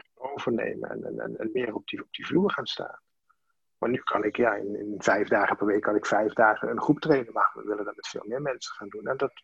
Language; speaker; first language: Dutch; native; Dutch